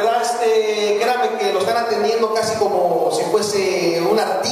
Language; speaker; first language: Spanish; native; Spanish